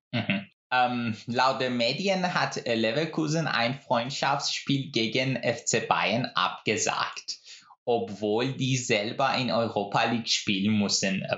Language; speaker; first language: German; non-native, fluent; Persian